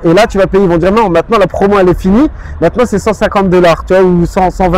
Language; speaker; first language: French; native; French